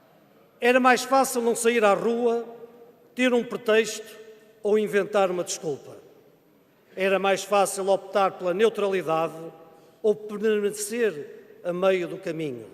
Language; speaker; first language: Portuguese; native; Portuguese